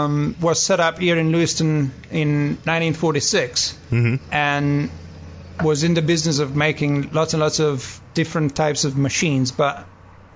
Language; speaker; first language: English; non-native, fluent; Italian